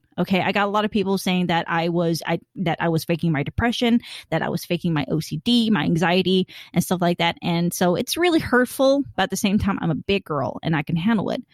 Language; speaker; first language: English; early bilingual, other home language; Khmer